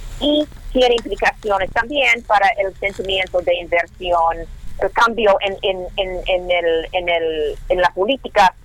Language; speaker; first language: Spanish; non-native, learner; English